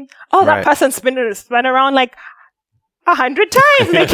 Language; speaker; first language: English; native; English